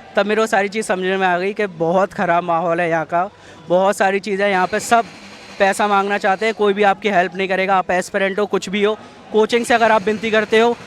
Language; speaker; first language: Hindi; native; Hindi